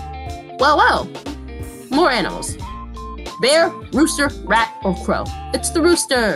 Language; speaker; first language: English; native; English